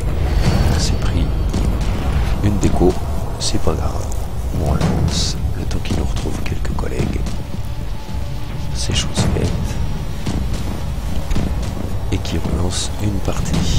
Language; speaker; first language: French; native; French